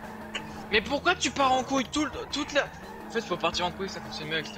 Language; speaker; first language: French; native; French